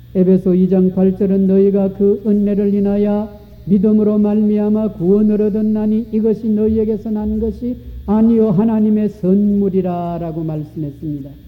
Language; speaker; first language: Korean; native; Korean